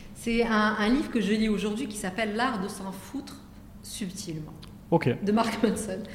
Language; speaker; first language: French; non-native, local second language; Arabic